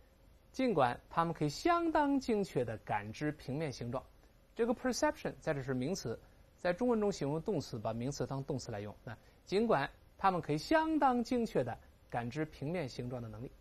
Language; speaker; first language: Chinese; native; Chinese